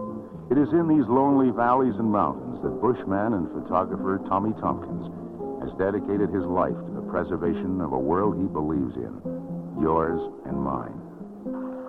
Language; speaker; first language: English; native; English